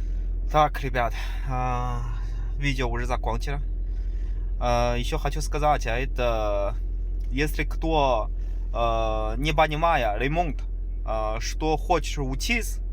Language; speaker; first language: Russian; non-native, learner; Chinese